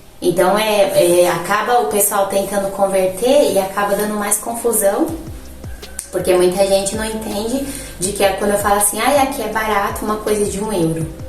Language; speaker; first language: Portuguese; native; Portuguese